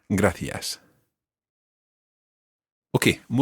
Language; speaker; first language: Spanish; non-native, fluent; English